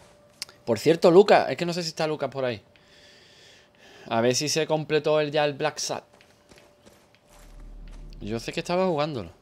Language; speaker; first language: Spanish; native; Spanish